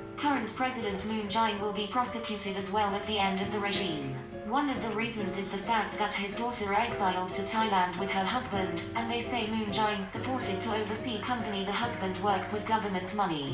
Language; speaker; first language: English; non-native, fluent; Japanese